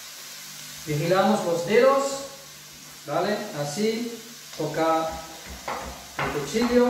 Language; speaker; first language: Spanish; non-native, fluent; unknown